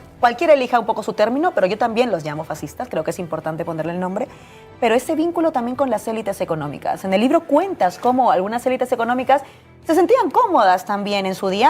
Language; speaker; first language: Spanish; native; Spanish